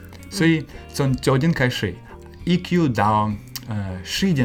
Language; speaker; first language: Chinese; non-native, learner; English